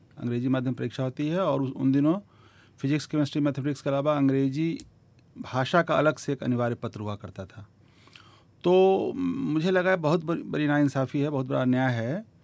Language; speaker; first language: Hindi; native; Hindi